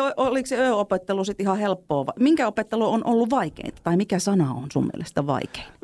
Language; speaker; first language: Finnish; native; Finnish